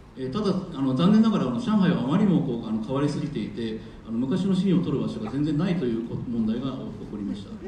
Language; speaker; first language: Japanese; non-native, fluent; Chinese